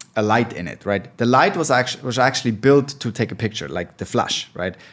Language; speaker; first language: English; non-native, fluent; German